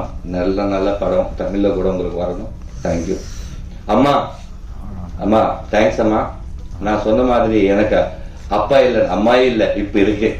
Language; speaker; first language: Tamil; non-native, learner; Telugu